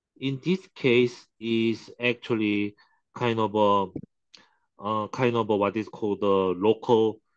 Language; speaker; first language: English; non-native, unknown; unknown